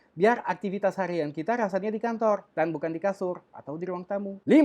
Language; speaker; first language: Indonesian; non-native, fluent; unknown